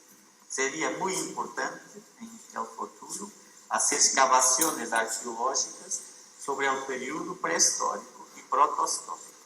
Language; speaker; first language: Portuguese; non-native, fluent; Spanish